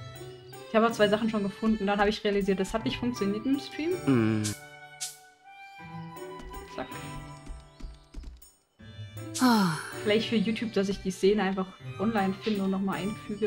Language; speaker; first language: German; native; German